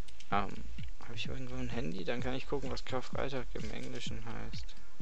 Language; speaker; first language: German; native; German